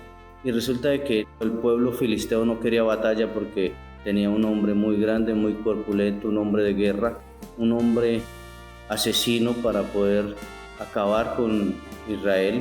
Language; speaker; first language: Spanish; native; Spanish